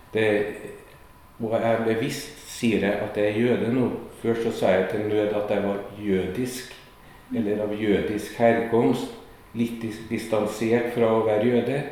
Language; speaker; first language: Norwegian; native; Norwegian